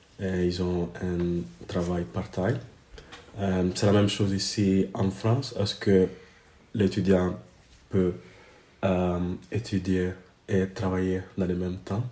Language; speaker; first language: French; non-native, fluent; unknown